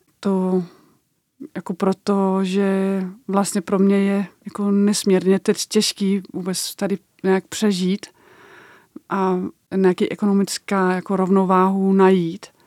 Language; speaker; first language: Czech; non-native, fluent; Danish